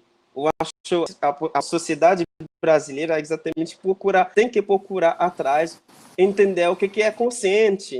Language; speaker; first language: Portuguese; non-native, fluent; Haitian Creole